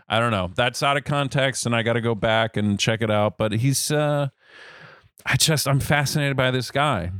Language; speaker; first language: English; native; English